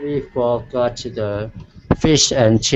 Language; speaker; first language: English; non-native, learner; Cantonese